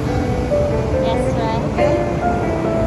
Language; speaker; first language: English; non-native, learner; Japanese